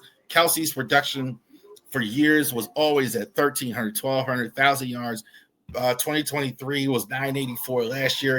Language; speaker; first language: English; native; English